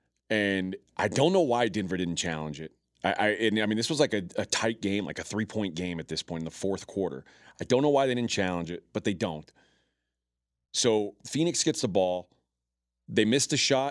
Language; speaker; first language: English; native; English